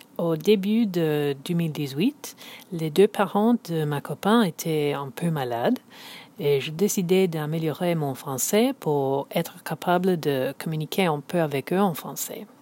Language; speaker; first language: French; non-native, learner; English